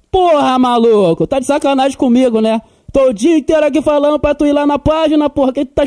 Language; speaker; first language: Portuguese; native; Portuguese